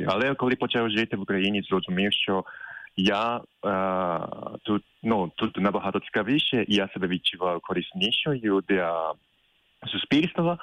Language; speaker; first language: Ukrainian; non-native, fluent; Japanese